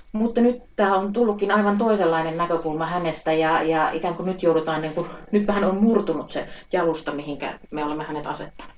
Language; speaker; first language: Finnish; native; Finnish